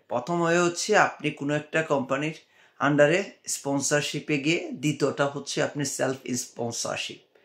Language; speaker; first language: Bangla; native; Bangla